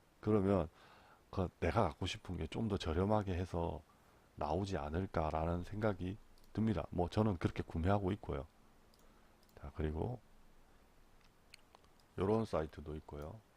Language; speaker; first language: Korean; native; Korean